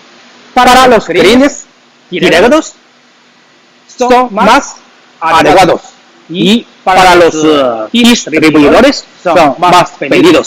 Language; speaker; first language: Spanish; non-native, learner; Chinese